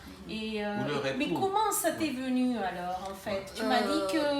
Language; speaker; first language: French; native; French